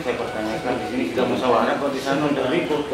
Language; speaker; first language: Indonesian; non-native, local second language; Sasak